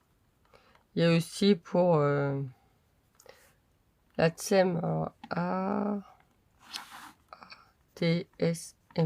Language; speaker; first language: French; native; French